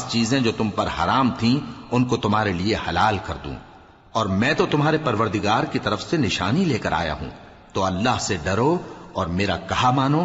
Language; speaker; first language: Urdu; native; Urdu